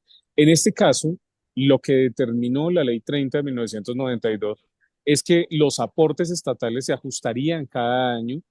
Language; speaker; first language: Spanish; native; Spanish